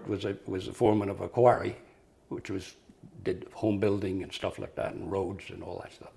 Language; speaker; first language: English; native; English